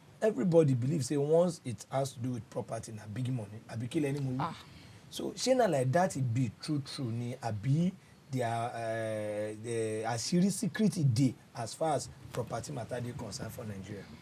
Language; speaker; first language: Nigerian Pidgin; native; Nigerian Pidgin